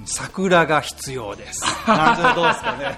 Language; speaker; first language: Japanese; native; Japanese